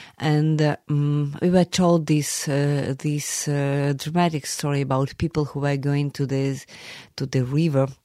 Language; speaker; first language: English; non-native, fluent; Ukrainian